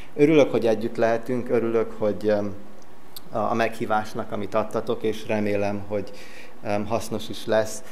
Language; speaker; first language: Hungarian; early bilingual, heritage; English